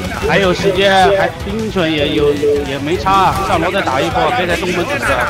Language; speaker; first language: Chinese; native; Chinese